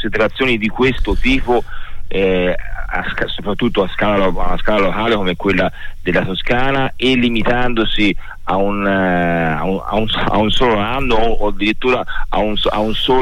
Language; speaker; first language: Italian; native; Italian